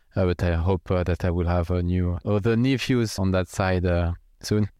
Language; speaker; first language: English; non-native, fluent; French